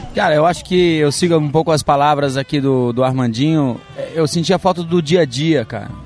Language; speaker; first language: Portuguese; native; Portuguese